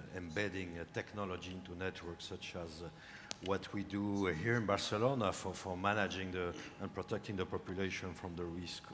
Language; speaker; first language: English; non-native, fluent; French